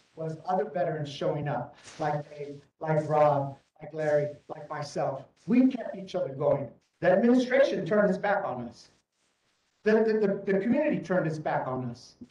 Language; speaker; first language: English; native; English